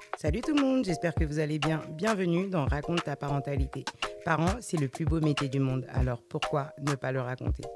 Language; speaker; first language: French; early bilingual, other home language; Fula